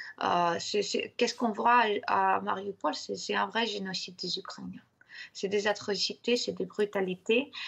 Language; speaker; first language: French; non-native, fluent; Ukrainian